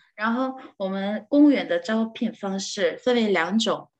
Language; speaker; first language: Chinese; non-native, fluent; Korean